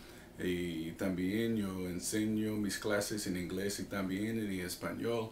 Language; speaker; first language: Spanish; non-native, fluent; English